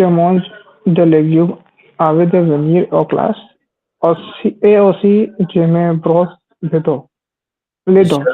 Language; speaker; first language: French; non-native, learner; Hindi